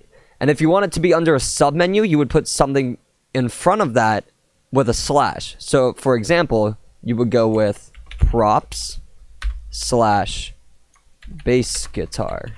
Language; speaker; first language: English; native; English